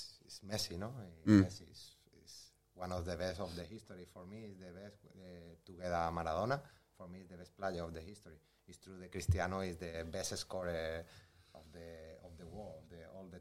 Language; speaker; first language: English; non-native, learner; Spanish